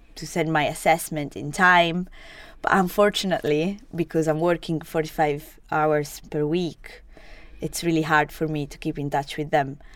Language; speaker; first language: English; non-native, fluent; Italian